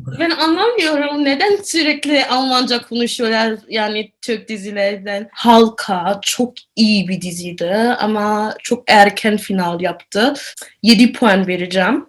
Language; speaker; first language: Turkish; non-native, learner; German